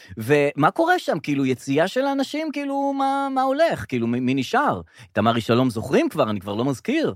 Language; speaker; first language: Hebrew; native; Hebrew